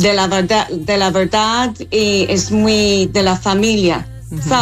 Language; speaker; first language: Spanish; non-native, fluent; English